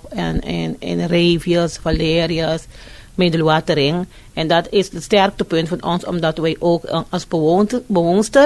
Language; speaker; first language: Dutch; non-native, fluent; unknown